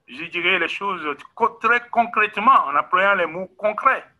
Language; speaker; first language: French; non-native, local second language; Ewe